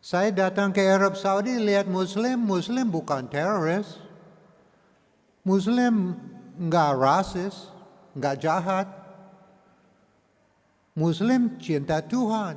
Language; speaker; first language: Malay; non-native, learner; English